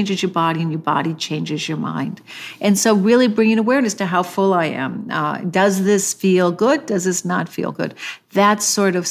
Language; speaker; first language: English; native; English